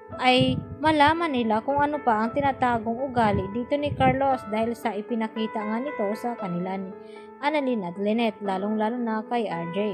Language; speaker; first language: Filipino; native; Filipino